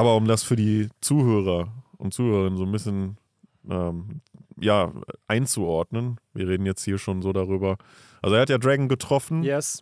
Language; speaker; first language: German; native; German